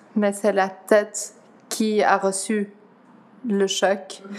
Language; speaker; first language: French; non-native, fluent; Dutch